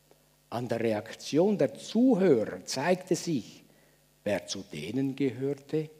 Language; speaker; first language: German; native; German